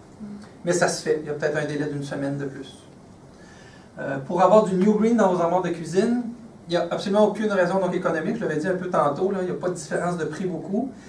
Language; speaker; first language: French; native; French